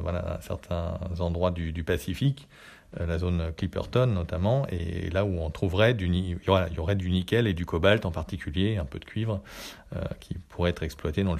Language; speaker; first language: French; native; French